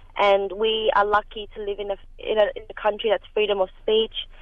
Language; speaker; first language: English; early bilingual, other home language; Vietnamese